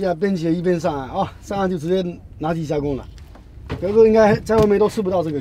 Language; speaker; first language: Chinese; native; Chinese